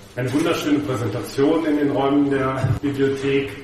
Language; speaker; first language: German; native; German